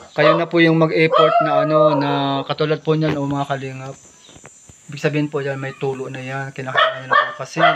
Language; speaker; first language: Filipino; non-native, local second language; Bikol